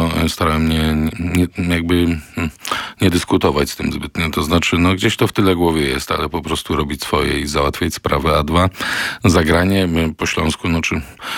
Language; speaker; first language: Polish; non-native, local second language; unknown